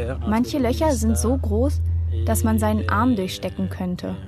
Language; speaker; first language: German; native; German